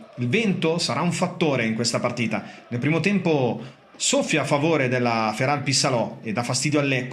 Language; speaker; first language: Italian; native; Italian